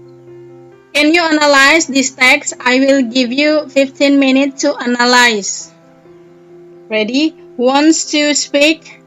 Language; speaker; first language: English; non-native, learner; Indonesian